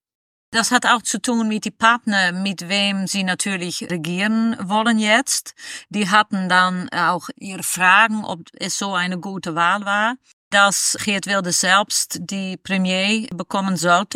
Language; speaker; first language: German; non-native, fluent; Dutch